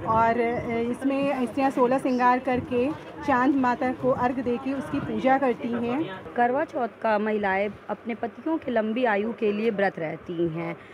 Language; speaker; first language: Hindi; native; Hindi